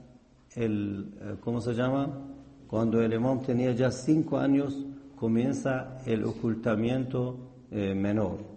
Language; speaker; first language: Spanish; non-native, fluent; Persian